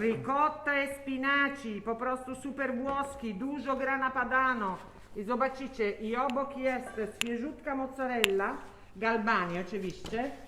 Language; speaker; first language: Polish; non-native, fluent; Italian